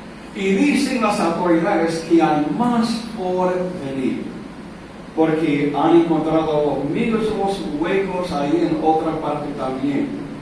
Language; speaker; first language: Spanish; non-native, fluent; English